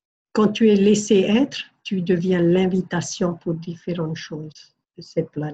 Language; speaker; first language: French; non-native, fluent; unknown